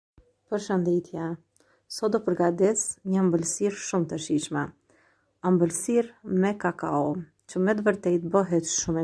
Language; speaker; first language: Albanian; native; Albanian